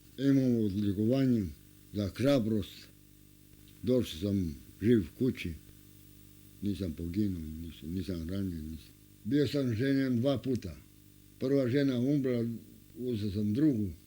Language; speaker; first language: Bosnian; non-native, local second language; Romanian